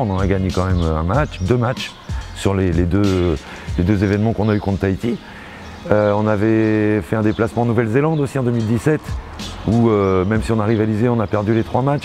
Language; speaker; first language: French; native; French